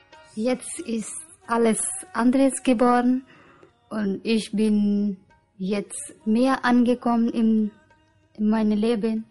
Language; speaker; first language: German; non-native, learner; Punjabi